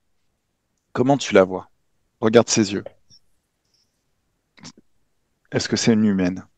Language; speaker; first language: French; native; French